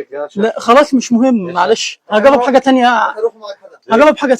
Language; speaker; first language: Arabic; native; Arabic